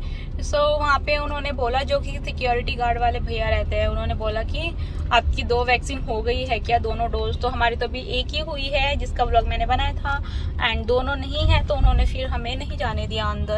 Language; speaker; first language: Hindi; native; Hindi